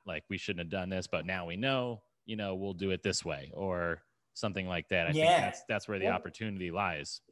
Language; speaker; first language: English; native; English